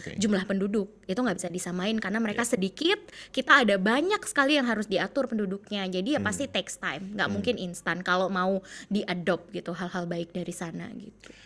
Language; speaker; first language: Indonesian; native; Indonesian